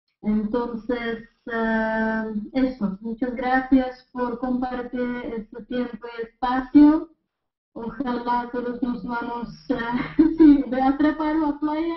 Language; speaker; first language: Spanish; non-native, fluent; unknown